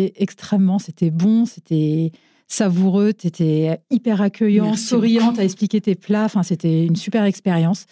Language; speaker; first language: French; native; French